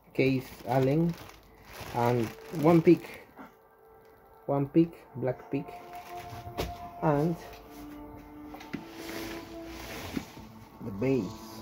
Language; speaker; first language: English; non-native, learner; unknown